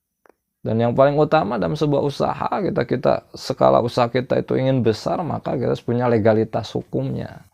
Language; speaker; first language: Indonesian; non-native, local second language; Sundanese